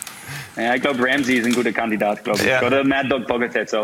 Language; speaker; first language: German; non-native, fluent; English